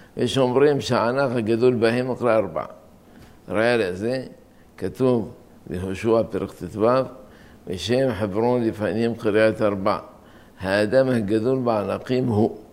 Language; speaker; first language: Hebrew; non-native, fluent; Arabic